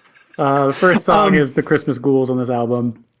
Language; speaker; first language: English; native; English